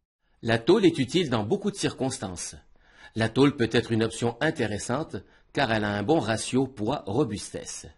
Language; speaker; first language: French; native; French